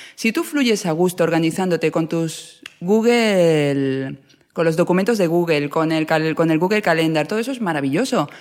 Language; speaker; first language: Spanish; native; Spanish